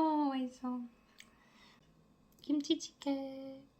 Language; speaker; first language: Korean; non-native, learner; English